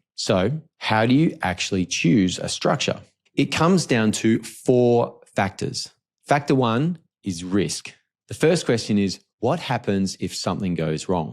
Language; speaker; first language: English; native; English